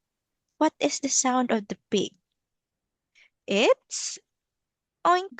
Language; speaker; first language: English; non-native, local second language; Filipino